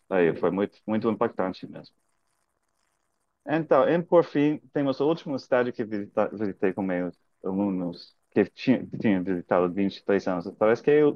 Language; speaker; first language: Portuguese; non-native, fluent; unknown